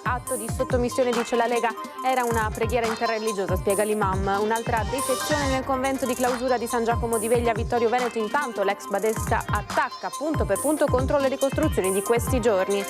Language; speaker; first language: Italian; native; Italian